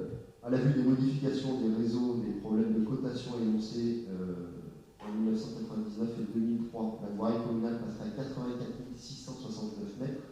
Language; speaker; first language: French; native; French